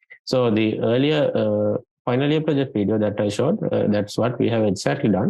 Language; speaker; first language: English; non-native, local second language; Sinhala